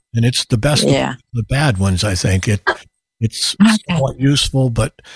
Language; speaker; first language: English; native; English